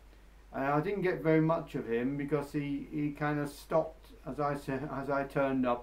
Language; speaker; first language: English; native; English